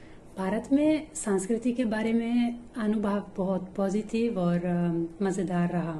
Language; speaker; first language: Hindi; non-native, learner; Italian